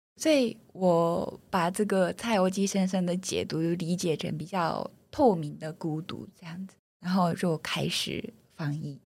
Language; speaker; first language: Chinese; non-native, fluent; Japanese